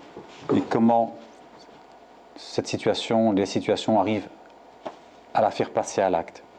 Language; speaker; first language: French; native; French